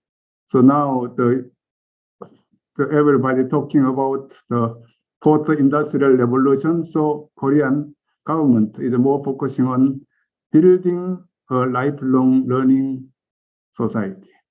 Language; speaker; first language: English; non-native, learner; Korean